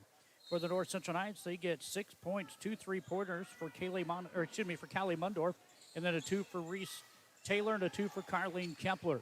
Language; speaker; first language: English; native; English